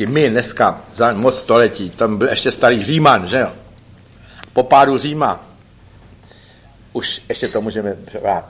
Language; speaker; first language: Czech; native; Czech